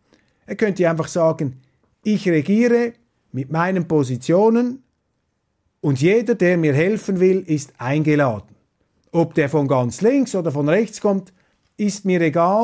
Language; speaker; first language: German; non-native, local second language; Swiss German